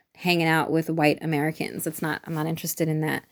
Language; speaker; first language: English; native; English